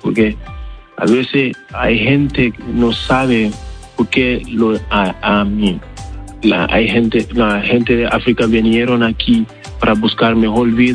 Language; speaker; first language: Spanish; non-native, learner; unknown